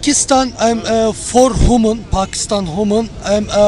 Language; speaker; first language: English; non-native, learner; Turkish